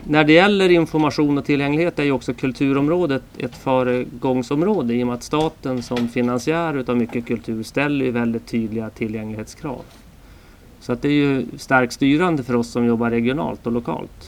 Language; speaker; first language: Swedish; native; Swedish